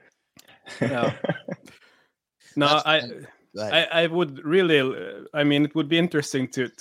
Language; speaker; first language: English; non-native, fluent; Swedish